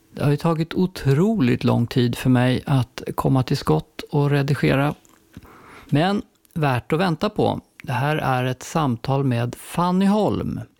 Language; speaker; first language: Swedish; native; Swedish